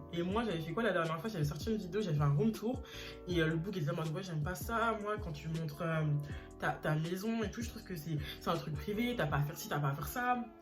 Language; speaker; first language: French; early bilingual, other home language; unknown